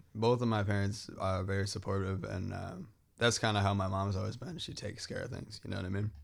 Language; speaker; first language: English; native; English